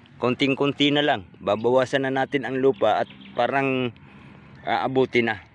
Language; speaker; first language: Filipino; non-native, local second language; Cebuano